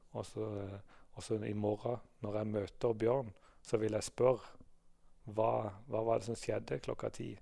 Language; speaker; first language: Norwegian; native; Norwegian